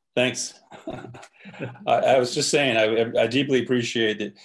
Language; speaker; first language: English; native; English